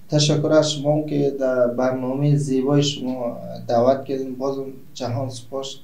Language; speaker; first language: Persian; non-native, local second language; Turkmen